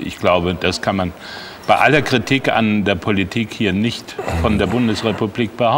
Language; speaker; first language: German; native; German